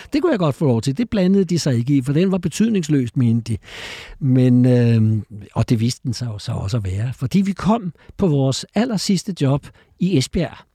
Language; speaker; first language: Danish; native; Danish